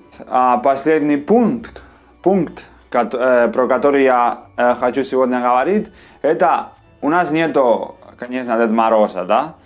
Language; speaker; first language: Russian; non-native, learner; Spanish